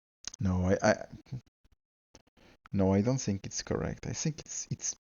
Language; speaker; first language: English; non-native, fluent; French